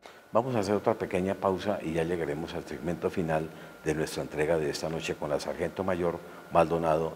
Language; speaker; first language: Spanish; native; Spanish